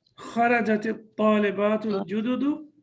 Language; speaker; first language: Arabic; non-native, fluent; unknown